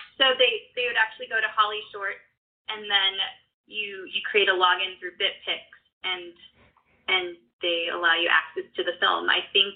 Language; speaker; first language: English; native; English